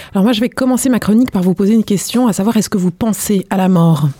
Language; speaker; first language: French; native; French